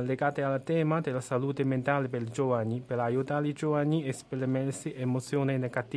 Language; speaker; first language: Italian; non-native, learner; Chinese